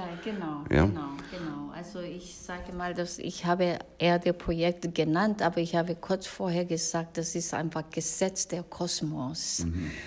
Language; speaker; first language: German; non-native, fluent; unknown